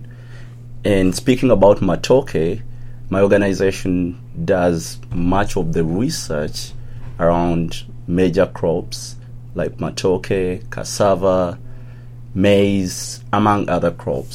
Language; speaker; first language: English; non-native, local second language; Ganda